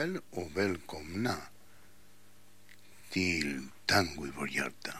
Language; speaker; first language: Swedish; non-native, fluent; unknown